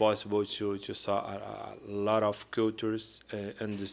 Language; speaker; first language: English; non-native, learner; Portuguese